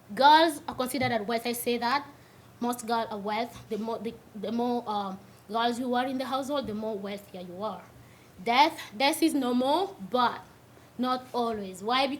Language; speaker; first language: English; non-native, local second language; Swahili